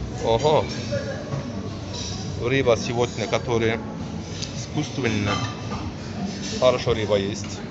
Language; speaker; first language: Russian; non-native, learner; Turkish